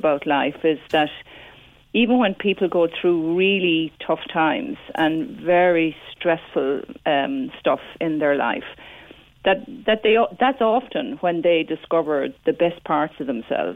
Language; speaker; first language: English; native; English